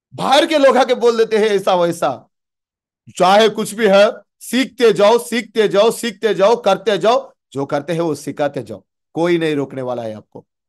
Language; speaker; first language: Hindi; non-native, local second language; Telugu